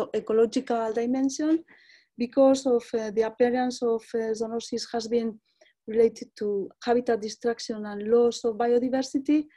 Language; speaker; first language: English; non-native, fluent; Spanish